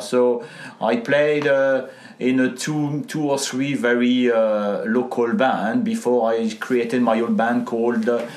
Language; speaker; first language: English; non-native, fluent; French